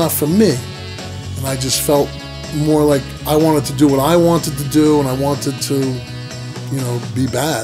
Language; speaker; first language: English; native; English